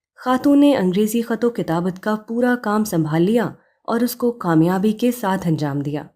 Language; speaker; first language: Urdu; native; Urdu